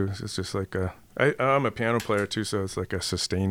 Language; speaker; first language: English; native; English